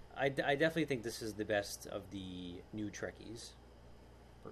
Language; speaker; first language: English; native; English